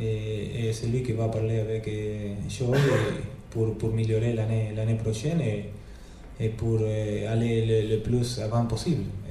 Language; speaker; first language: French; non-native, learner; Spanish